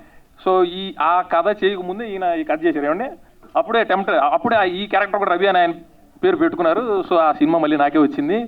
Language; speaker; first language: Telugu; native; Telugu